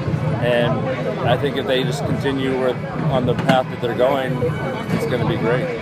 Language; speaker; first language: English; native; English